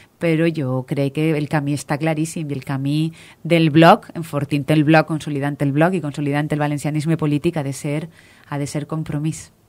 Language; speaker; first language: Catalan; native; Catalan